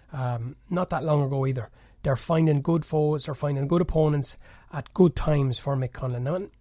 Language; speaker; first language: English; native; English